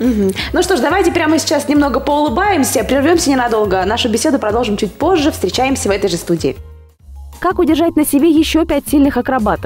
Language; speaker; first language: Russian; native; Russian